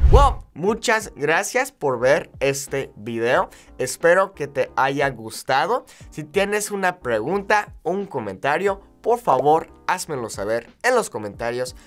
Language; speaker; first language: Spanish; non-native, fluent; English